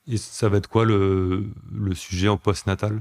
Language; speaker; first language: French; native; French